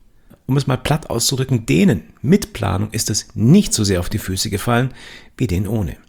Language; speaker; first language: German; native; German